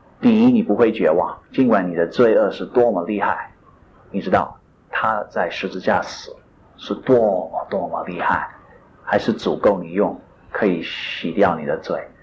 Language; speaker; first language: Chinese; non-native, fluent; English